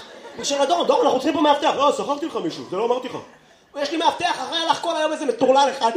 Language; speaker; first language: Hebrew; native; Hebrew